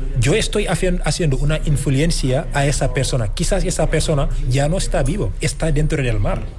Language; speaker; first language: Spanish; non-native, fluent; Wolof